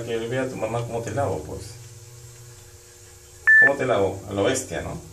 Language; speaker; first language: Spanish; native; Spanish